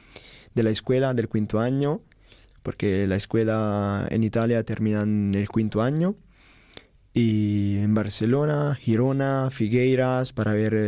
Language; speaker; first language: Spanish; non-native, learner; Italian